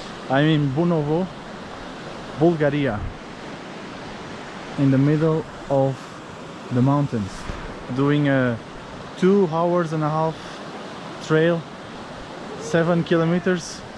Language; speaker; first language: English; non-native, fluent; Portuguese